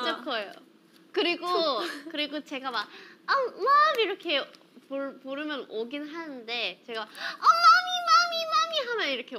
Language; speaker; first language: Korean; non-native, fluent; Thai